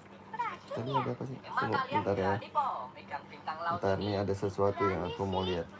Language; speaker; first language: Indonesian; native; Indonesian